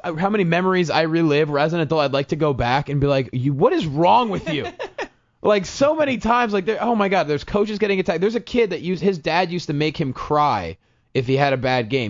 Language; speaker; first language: English; native; English